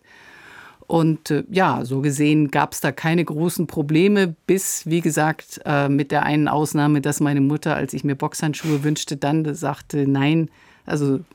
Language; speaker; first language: German; native; German